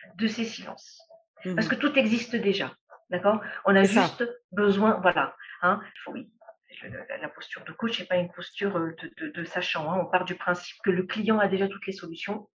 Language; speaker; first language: French; non-native, local second language; Arabic